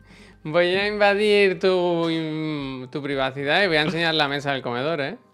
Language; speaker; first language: Spanish; native; Spanish